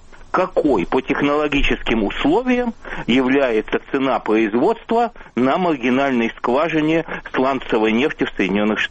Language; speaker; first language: Russian; native; Russian